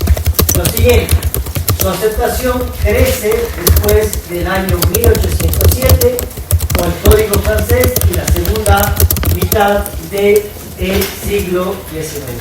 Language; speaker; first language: Spanish; native; Spanish